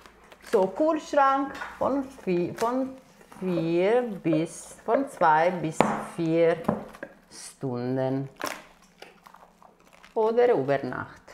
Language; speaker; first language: German; non-native, fluent; Italian